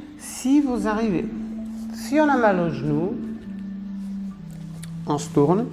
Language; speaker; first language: French; non-native, fluent; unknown